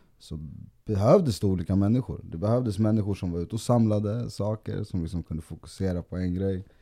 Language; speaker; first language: Swedish; early bilingual, other home language; Spanish